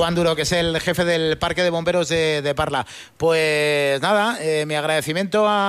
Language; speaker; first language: Spanish; native; Spanish